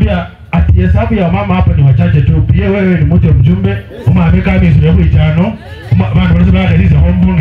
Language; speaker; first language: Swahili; non-native, local second language; Luyia